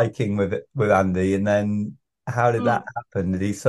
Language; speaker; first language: English; native; English